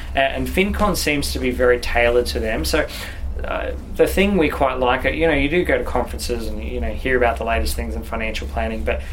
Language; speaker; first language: English; native; English